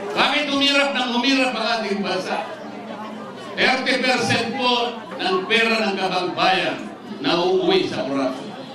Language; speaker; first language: Filipino; native; Filipino